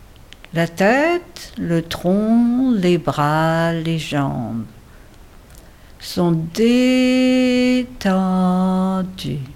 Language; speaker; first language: French; native; French